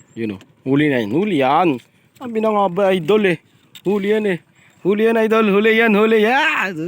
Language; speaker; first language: Filipino; native; Filipino